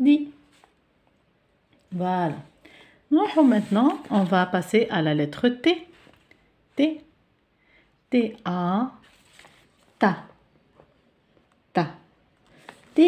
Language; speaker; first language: French; non-native, local second language; Arabic